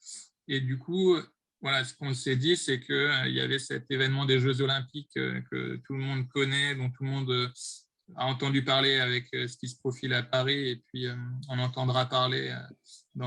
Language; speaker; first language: French; native; French